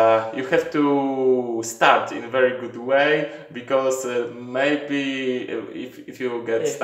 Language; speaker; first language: English; non-native, learner; Polish